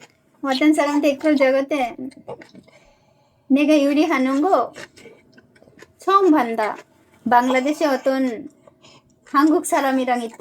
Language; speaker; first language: Korean; non-native, learner; Bangla